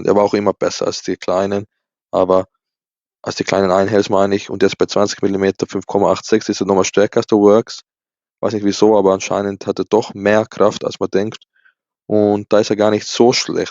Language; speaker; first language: German; native; German